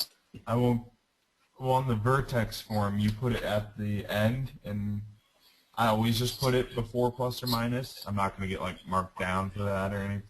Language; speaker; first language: English; native; English